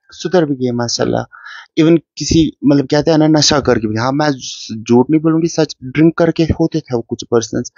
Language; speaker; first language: Hindi; non-native, local second language; Kashmiri